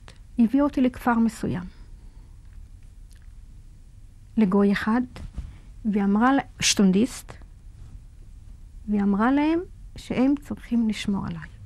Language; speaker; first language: Hebrew; non-native, fluent; Yiddish